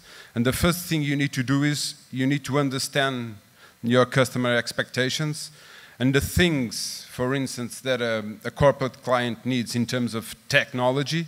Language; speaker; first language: English; non-native, fluent; Portuguese